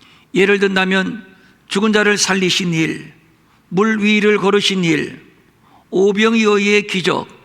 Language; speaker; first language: Korean; native; Korean